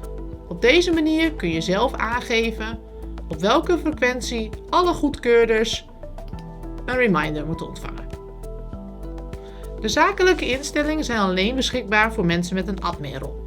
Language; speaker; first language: Dutch; native; Dutch